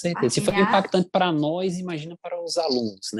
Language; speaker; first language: Portuguese; native; Portuguese